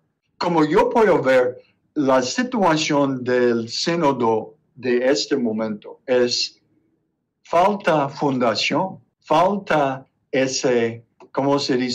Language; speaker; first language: Spanish; non-native, learner; English